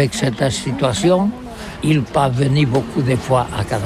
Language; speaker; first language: French; non-native, learner; Catalan